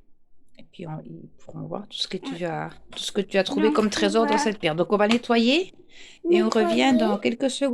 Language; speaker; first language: French; native; French